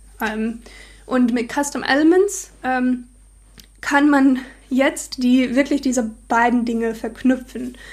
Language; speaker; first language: German; non-native, fluent; English